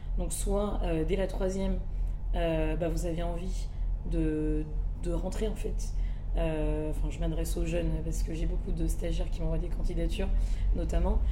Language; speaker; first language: French; early bilingual, other home language; Malagasy